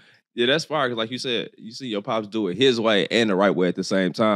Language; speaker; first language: English; native; English